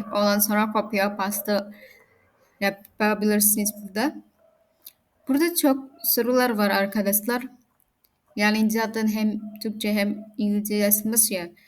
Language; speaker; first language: Turkish; non-native, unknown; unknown